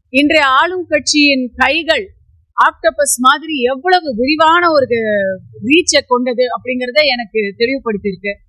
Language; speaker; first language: Tamil; native; Tamil